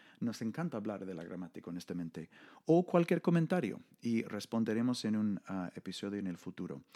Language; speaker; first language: Spanish; non-native, fluent; English